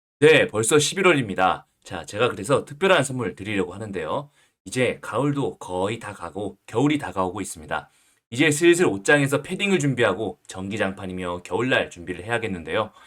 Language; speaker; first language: Korean; native; Korean